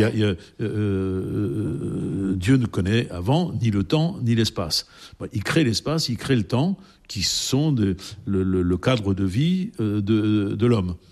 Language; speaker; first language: French; native; French